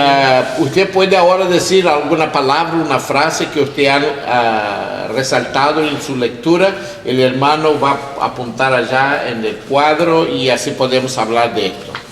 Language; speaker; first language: Spanish; non-native, learner; English